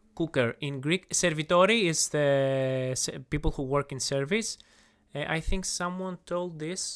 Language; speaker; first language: English; non-native, fluent; Greek